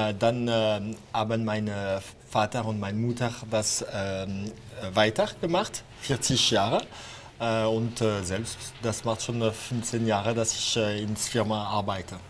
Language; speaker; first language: German; non-native, local second language; Swiss German